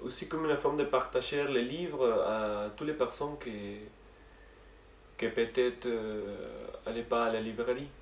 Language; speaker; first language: French; non-native, learner; Spanish